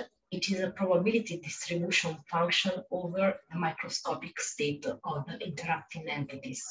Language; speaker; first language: English; non-native, fluent; Italian